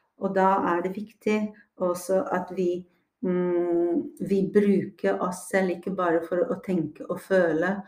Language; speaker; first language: Norwegian; non-native, fluent; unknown